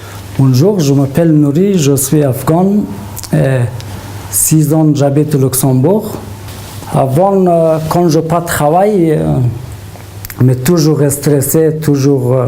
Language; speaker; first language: French; non-native, learner; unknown